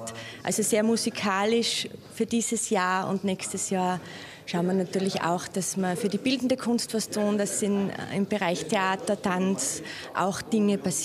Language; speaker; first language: German; native; German